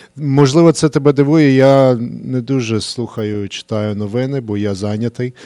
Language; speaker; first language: Ukrainian; early bilingual, heritage; Ukrainian